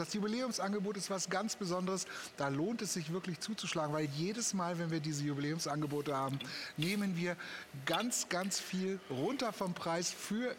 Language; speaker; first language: German; native; German